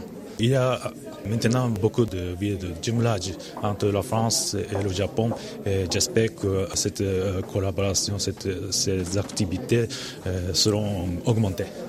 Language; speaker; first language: French; non-native, fluent; Japanese